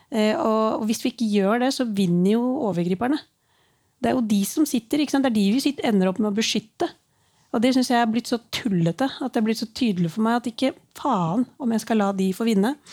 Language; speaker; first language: Norwegian; early bilingual, other home language; Urdu